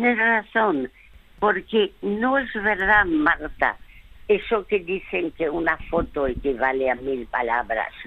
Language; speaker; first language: Spanish; early bilingual, other home language; French